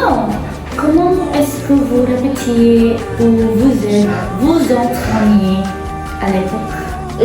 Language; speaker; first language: French; non-native, learner; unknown